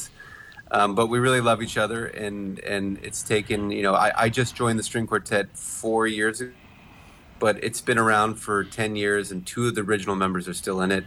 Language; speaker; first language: English; native; English